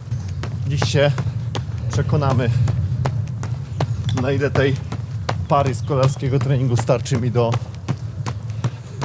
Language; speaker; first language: Polish; native; Polish